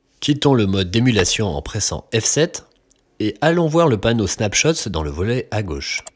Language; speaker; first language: French; native; French